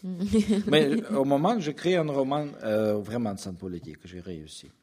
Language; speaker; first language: French; non-native, fluent; Russian